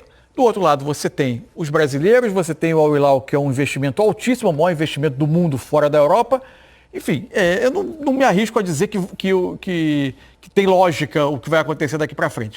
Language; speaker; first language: Portuguese; native; Portuguese